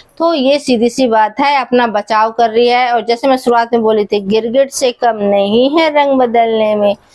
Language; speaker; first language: Hindi; native; Hindi